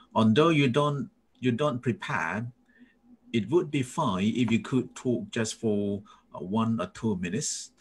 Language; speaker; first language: English; non-native, fluent; Thai